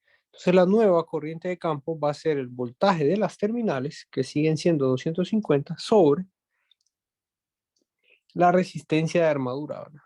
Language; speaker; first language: Spanish; native; Spanish